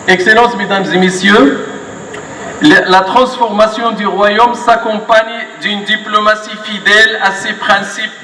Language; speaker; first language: French; non-native, local second language; Arabic